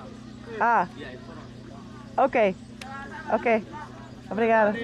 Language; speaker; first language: Portuguese; non-native, learner; Dutch